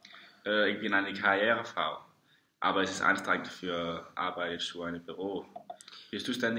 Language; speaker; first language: German; non-native, learner; Danish